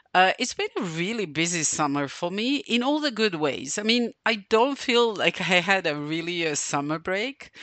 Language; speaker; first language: English; non-native, fluent; Serbian